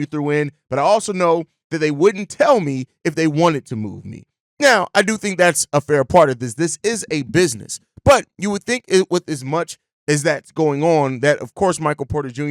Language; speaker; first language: English; native; English